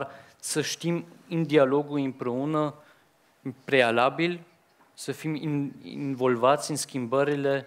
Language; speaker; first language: Romanian; non-native, fluent; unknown